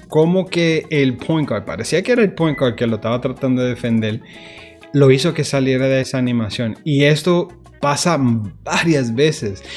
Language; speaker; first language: Spanish; early bilingual, heritage; Spanish